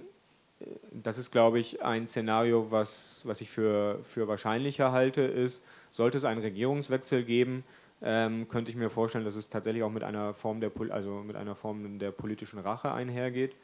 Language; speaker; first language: German; native; German